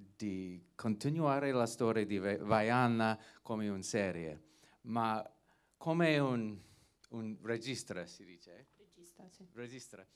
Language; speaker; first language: Italian; non-native, learner; English